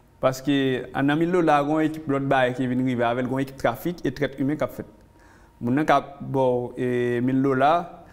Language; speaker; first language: French; non-native, local second language; Haitian Creole